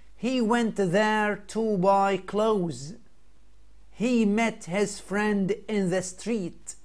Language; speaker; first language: English; non-native, fluent; Arabic